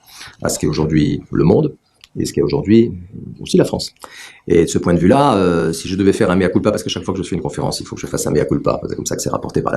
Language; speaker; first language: French; native; French